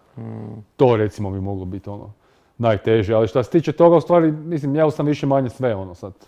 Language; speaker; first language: Croatian; native; Croatian